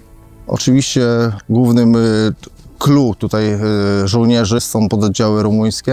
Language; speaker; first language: Polish; native; Polish